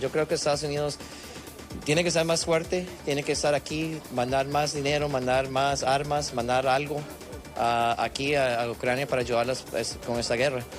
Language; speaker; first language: Spanish; early bilingual, heritage; Spanish